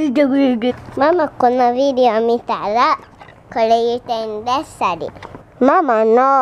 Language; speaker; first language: Japanese; early bilingual, heritage; Japanese